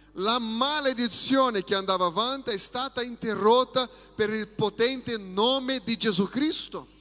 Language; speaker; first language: Italian; non-native, fluent; Portuguese